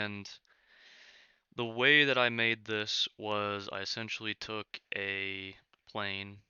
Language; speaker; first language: English; native; English